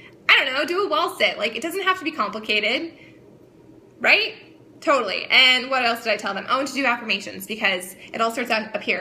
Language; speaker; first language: English; native; English